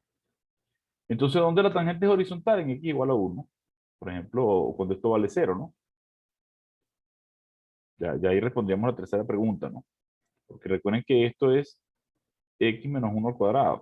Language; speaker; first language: Spanish; native; Spanish